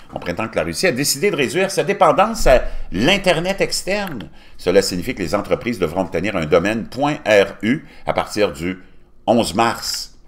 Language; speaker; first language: French; native; French